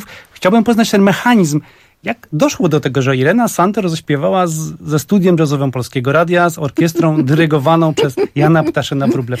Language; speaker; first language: Polish; native; Polish